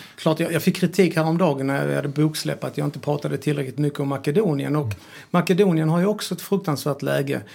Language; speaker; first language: Swedish; early bilingual, other home language; Serbian